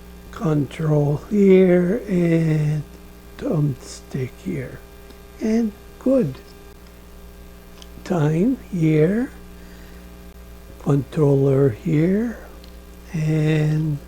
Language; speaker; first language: English; non-native, learner; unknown